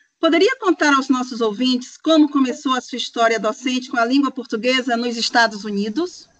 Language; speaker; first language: Portuguese; native; Portuguese